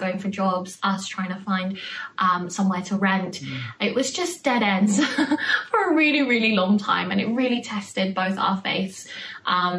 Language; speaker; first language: English; early bilingual, other home language; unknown